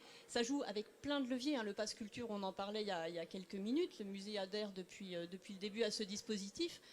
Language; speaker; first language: French; native; French